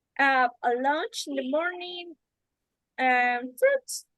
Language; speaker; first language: English; non-native, learner; Spanish